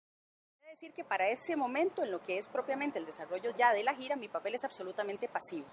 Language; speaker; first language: Spanish; native; Spanish